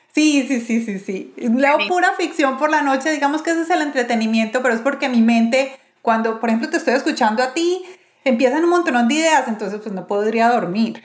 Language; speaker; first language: Spanish; native; Spanish